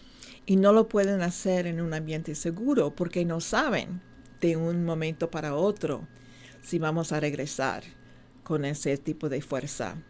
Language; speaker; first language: Spanish; non-native, fluent; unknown